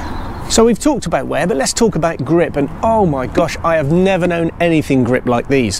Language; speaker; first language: English; native; English